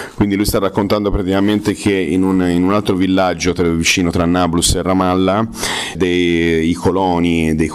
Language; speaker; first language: Italian; native; Italian